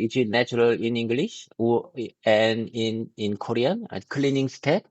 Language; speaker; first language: English; non-native, learner; Korean